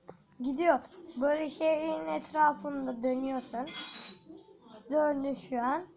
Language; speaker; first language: Turkish; native; Turkish